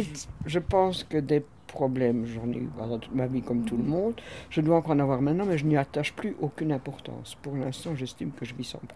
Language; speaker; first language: French; native; French